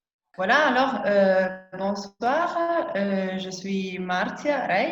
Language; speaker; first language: French; non-native, fluent; Italian